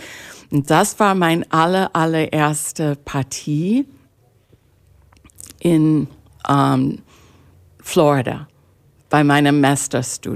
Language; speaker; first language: German; non-native, fluent; English